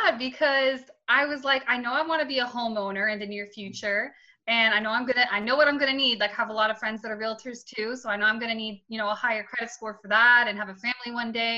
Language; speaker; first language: English; native; English